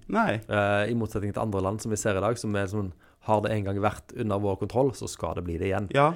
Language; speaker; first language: Norwegian; native; Norwegian